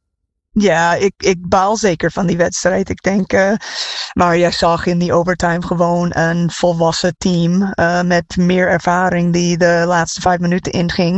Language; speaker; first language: Dutch; non-native, fluent; English